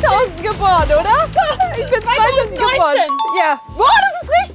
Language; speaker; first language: German; early bilingual, other home language; Turkish